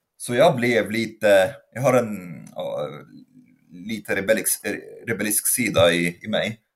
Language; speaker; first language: Swedish; non-native, fluent; Arabic